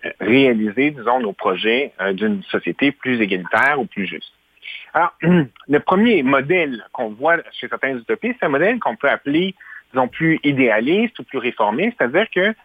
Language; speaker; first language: French; native; French